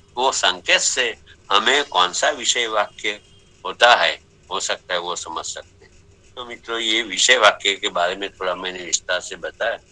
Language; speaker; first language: Hindi; non-native, local second language; Gujarati